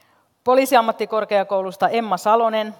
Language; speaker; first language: Finnish; native; Finnish